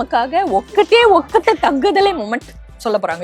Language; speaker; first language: Tamil; native; Tamil